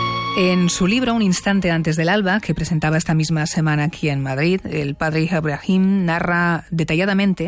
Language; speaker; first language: Spanish; native; Spanish